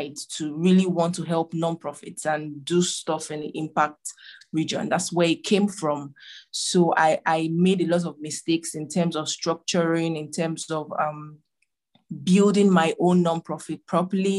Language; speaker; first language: English; non-native, local second language; Igbo